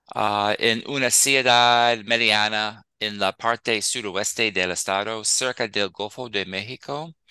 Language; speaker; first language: Spanish; non-native, fluent; English